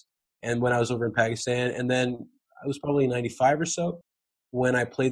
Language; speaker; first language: English; native; English